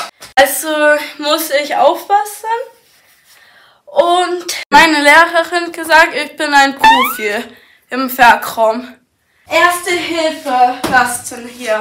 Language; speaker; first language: German; non-native, learner; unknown